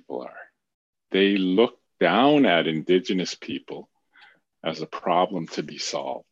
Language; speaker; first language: English; native; English